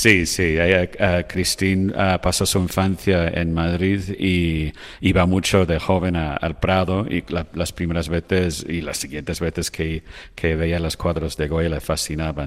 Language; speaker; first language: Spanish; non-native, fluent; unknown